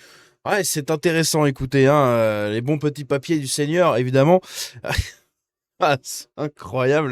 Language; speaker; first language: French; native; French